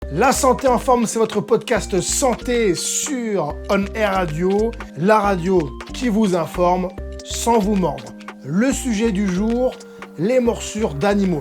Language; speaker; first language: French; native; French